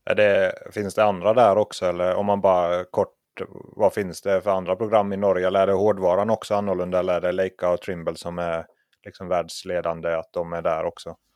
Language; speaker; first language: Swedish; native; Swedish